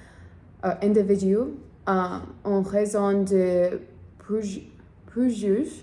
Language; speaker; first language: French; non-native, learner; English